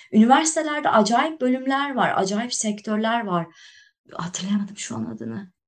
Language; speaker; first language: Turkish; native; Turkish